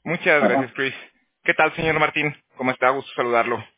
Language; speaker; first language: Spanish; native; Spanish